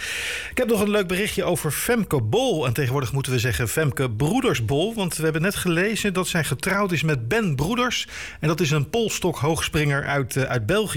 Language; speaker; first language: Dutch; native; Dutch